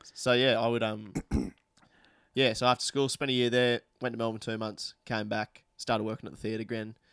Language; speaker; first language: English; native; English